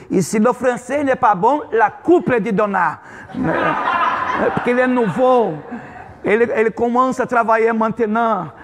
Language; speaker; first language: French; non-native, fluent; Portuguese